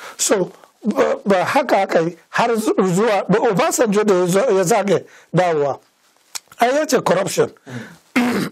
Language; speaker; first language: Hausa; non-native, local second language; Fula